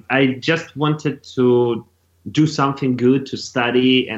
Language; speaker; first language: English; non-native, fluent; Russian